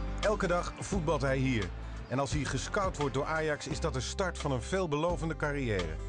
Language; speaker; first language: Dutch; native; Dutch